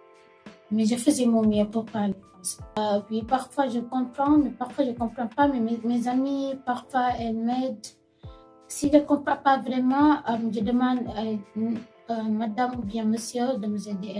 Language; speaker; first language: French; non-native, learner; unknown